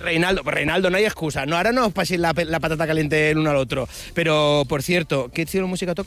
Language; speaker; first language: Spanish; native; Spanish